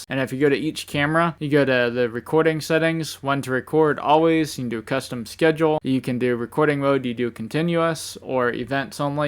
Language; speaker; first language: English; native; English